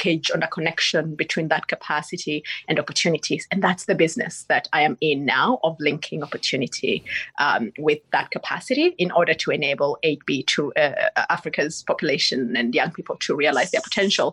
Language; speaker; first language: English; non-native, local second language; Gusii